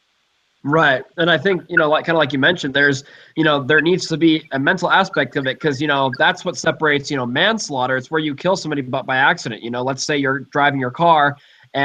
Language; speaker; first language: English; native; English